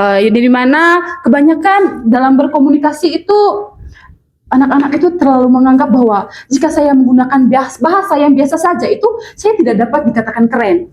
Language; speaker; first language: Indonesian; non-native, local second language; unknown